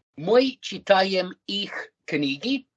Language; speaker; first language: Russian; non-native, fluent; English